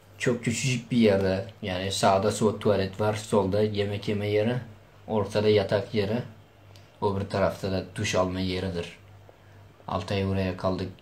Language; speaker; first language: Turkish; non-native, local second language; Kurdish